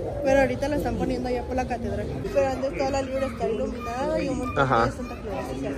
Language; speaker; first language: Spanish; native; Spanish